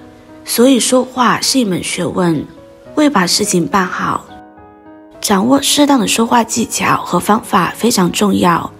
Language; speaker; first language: Chinese; native; Chinese